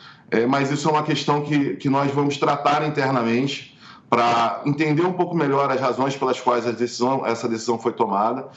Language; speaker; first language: Portuguese; native; Portuguese